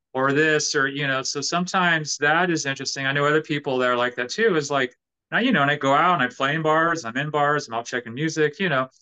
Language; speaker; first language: English; native; English